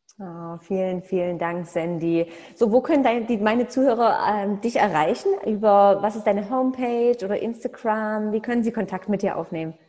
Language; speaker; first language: German; native; German